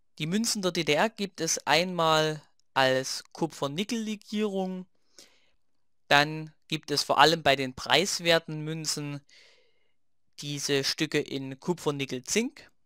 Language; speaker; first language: German; native; German